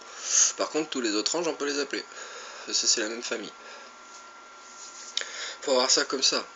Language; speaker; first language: French; native; French